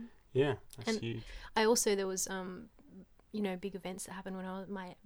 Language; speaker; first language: English; native; English